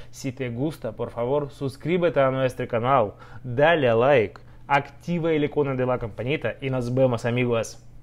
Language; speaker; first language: Spanish; non-native, learner; Russian